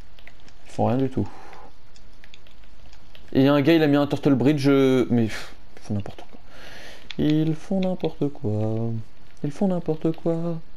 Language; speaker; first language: French; native; French